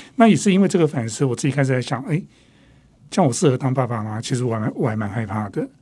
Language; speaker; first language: Chinese; non-native, local second language; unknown